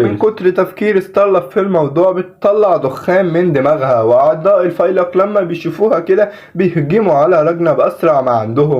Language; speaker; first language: Arabic; native; Arabic